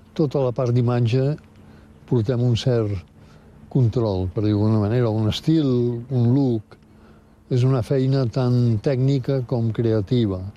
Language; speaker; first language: Catalan; native; Catalan